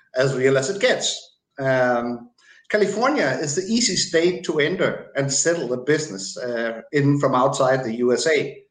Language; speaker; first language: English; non-native, fluent; Danish